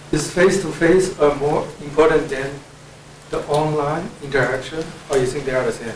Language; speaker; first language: English; non-native, fluent; Turkish